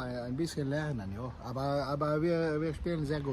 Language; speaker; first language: German; non-native, learner; Slovenian